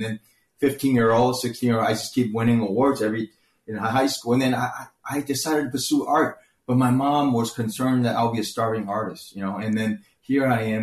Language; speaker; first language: English; early bilingual, other home language; Chinese